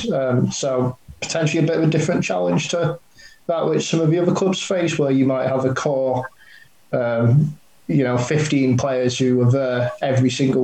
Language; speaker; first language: English; native; English